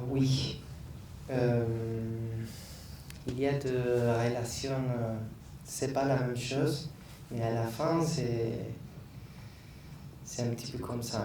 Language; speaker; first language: French; non-native, learner; Spanish